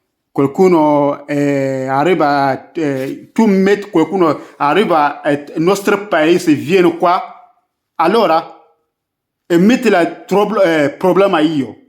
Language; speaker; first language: Italian; non-native, learner; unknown